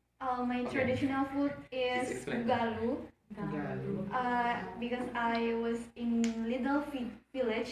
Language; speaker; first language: English; non-native, learner; Buginese